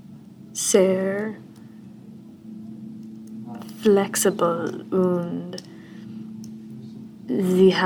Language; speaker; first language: German; non-native, learner; English